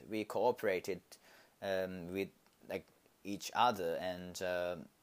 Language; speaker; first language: English; non-native, fluent; Japanese